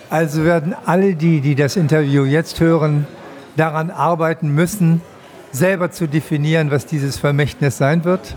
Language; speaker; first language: German; native; German